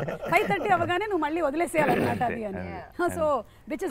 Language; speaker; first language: Telugu; native; Telugu